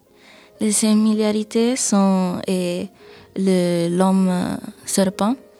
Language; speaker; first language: French; non-native, learner; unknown